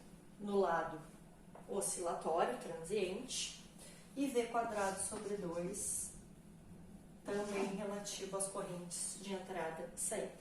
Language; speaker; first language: Portuguese; native; Portuguese